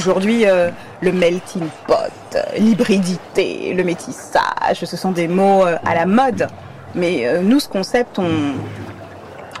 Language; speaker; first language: French; native; French